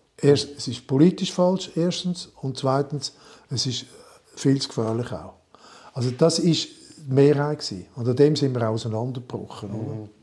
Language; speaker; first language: German; non-native, local second language; French